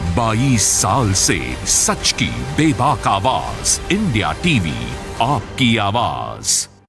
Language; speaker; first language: Hindi; native; Hindi